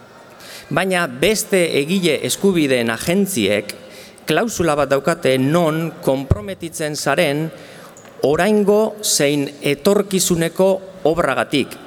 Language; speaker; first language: Basque; native; Basque